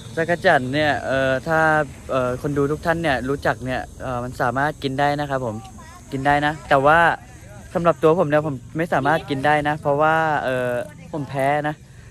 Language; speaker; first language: Thai; non-native, local second language; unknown